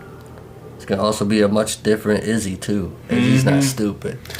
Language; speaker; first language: English; native; English